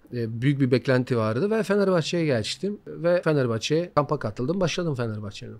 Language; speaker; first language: Turkish; non-native, fluent; Bosnian